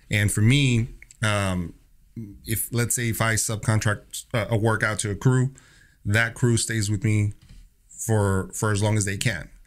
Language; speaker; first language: English; native; English